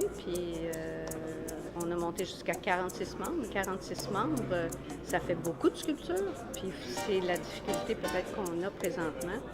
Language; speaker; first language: French; native; French